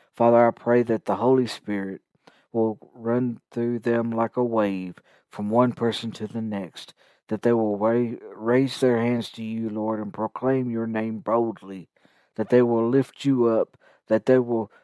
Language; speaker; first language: English; native; English